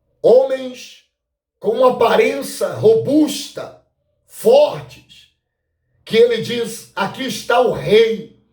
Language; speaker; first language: Portuguese; native; Portuguese